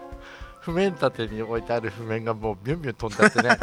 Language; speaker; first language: Japanese; native; Japanese